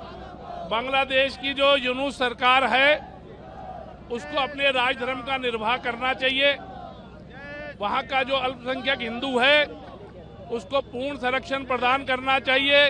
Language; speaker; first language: Hindi; native; Hindi